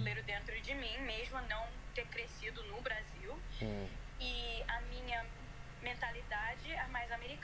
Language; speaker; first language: Portuguese; early bilingual, heritage; Portuguese